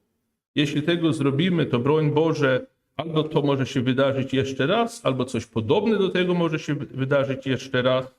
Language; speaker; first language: Polish; non-native, fluent; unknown